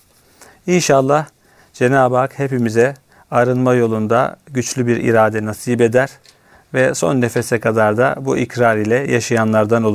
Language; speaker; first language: Turkish; native; Turkish